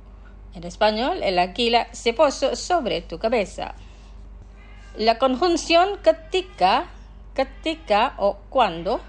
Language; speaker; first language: Spanish; non-native, fluent; Indonesian